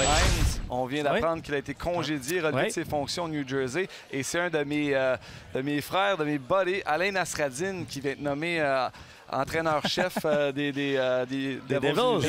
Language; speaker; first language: French; native; French